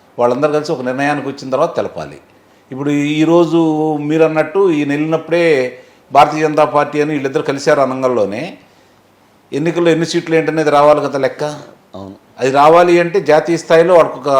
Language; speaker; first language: Telugu; native; Telugu